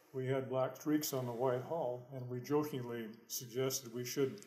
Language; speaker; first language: English; native; English